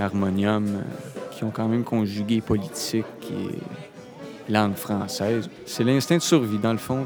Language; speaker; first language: French; native; French